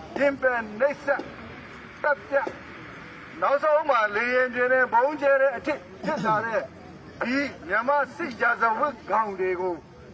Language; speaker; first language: Burmese; non-native, local second language; Rohingya